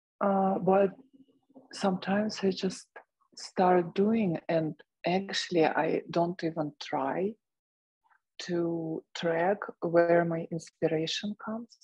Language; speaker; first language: English; non-native, fluent; Russian